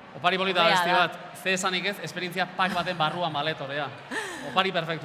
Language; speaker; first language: Basque; native; Basque